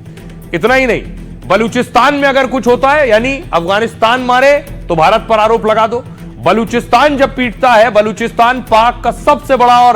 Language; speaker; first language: Hindi; native; Hindi